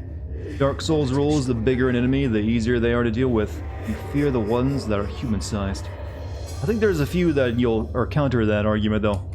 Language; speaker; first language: English; native; English